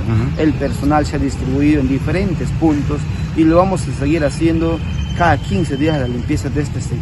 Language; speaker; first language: Spanish; native; Spanish